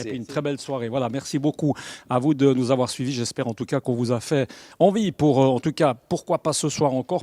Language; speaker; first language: French; native; French